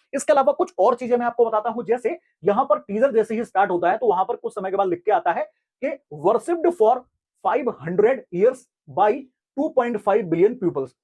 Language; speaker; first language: Hindi; native; Hindi